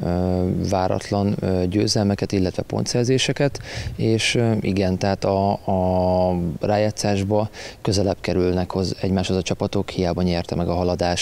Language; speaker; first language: Hungarian; native; Hungarian